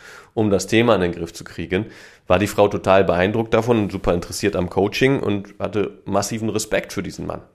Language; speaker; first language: German; native; German